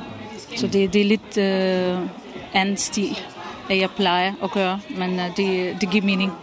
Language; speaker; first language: Danish; non-native, fluent; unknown